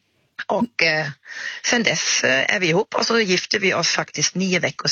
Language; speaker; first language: Swedish; non-native, fluent; German